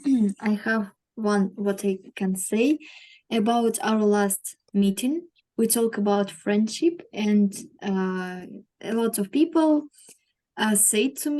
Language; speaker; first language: English; non-native, learner; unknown